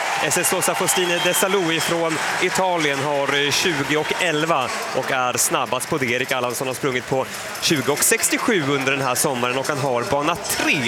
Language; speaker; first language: Swedish; native; Swedish